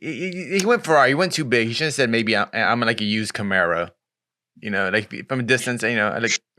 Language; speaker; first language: English; native; English